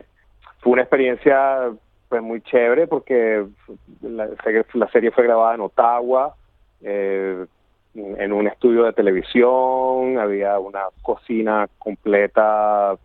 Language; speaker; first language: Spanish; native; Spanish